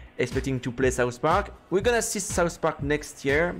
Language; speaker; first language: English; non-native, fluent; French